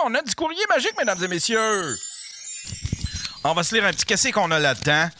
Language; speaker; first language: French; native; French